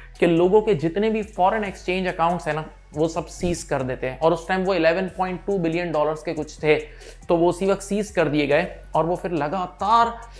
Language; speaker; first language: Urdu; native; Urdu